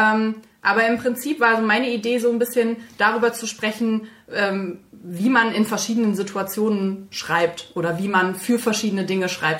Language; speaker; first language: German; native; German